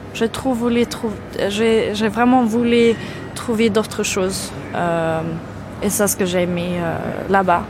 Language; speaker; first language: French; non-native, fluent; Swedish